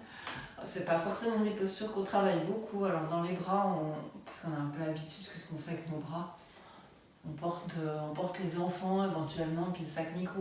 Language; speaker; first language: French; native; French